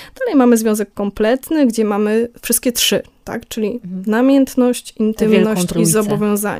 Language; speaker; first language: Polish; native; Polish